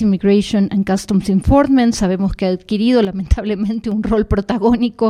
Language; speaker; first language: Spanish; native; Spanish